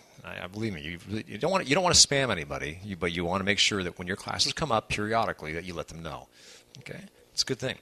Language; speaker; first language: English; native; English